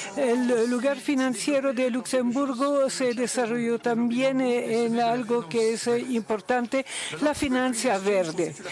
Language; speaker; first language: Spanish; non-native, learner; Luxembourgish